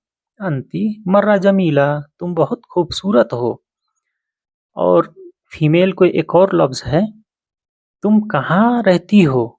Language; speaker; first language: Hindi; native; Hindi